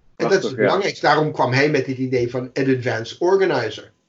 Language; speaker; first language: Dutch; non-native, fluent; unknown